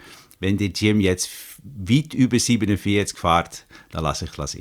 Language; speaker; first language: German; non-native, fluent; Dutch